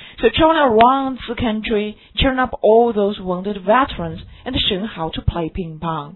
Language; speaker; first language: English; non-native, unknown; Chinese